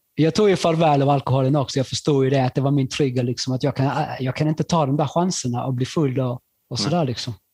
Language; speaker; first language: Swedish; early bilingual, other home language; Spanish